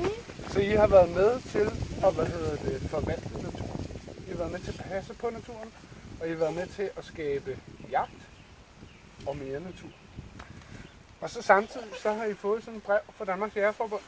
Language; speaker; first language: Danish; native; Danish